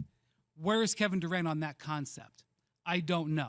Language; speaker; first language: English; native; English